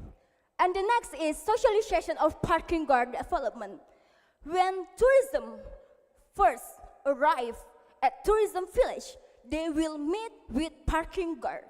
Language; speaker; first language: English; non-native, learner; Indonesian